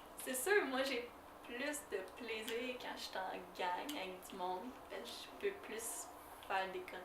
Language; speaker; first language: French; native; French